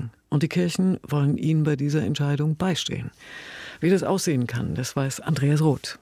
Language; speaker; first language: German; native; German